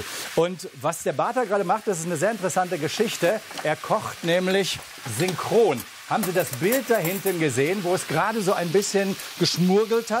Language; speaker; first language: German; native; German